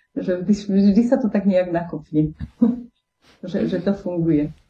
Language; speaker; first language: Slovak; native; Slovak